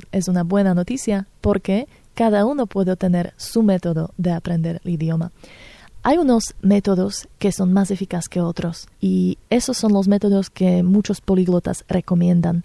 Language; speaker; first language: Spanish; non-native, fluent; Slovak